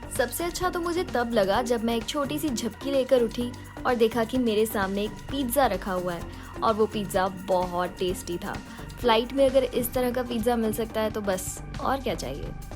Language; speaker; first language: Hindi; native; Hindi